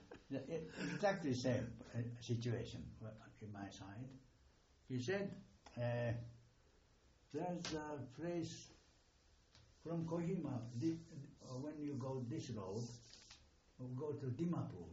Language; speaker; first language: English; non-native, fluent; Japanese